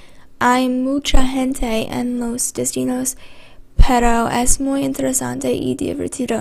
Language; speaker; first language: Spanish; non-native, learner; English